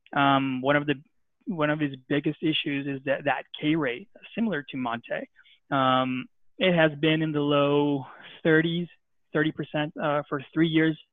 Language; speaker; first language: English; non-native, fluent; Spanish